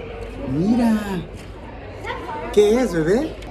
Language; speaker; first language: Spanish; early bilingual, other home language; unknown